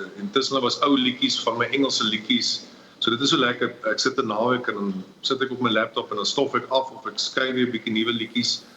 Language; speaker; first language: Afrikaans; native; Afrikaans